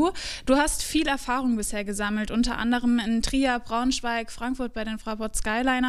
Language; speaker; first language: German; native; German